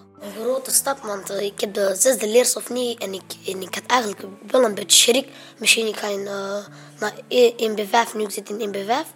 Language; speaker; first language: Dutch; early bilingual, other home language; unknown